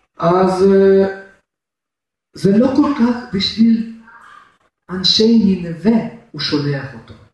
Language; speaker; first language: Hebrew; non-native, fluent; Russian